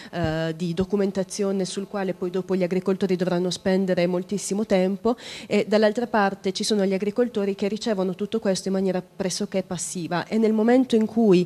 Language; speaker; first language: Italian; native; Italian